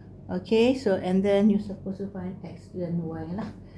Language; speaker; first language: English; non-native, local second language; Malay